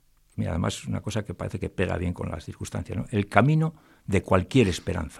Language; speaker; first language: Spanish; native; Spanish